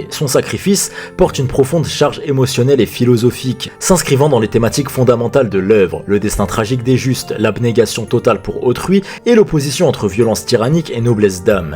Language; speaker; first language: French; native; French